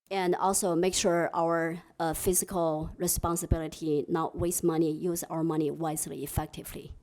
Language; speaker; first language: English; non-native, fluent; Chinese